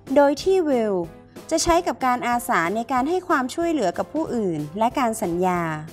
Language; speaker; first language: Thai; native; Thai